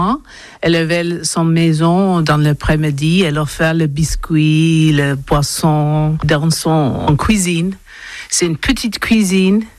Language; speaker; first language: French; non-native, learner; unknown